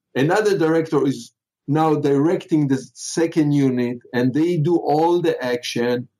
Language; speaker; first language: English; non-native, fluent; Hebrew